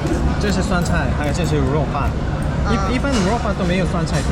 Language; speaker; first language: Chinese; non-native, fluent; Korean